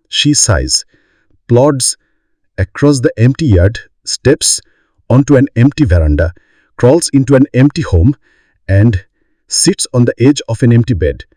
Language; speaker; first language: English; non-native, local second language; Bangla